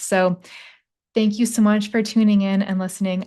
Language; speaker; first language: English; native; English